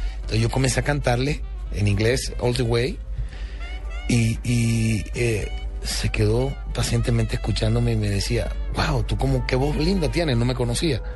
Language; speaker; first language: Spanish; native; Spanish